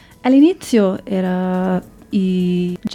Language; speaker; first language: Italian; non-native, fluent; English